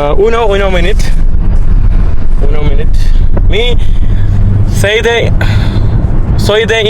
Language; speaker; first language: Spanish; non-native, learner; Malayalam